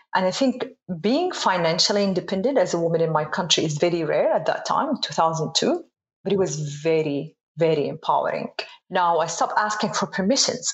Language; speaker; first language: English; non-native, fluent; Arabic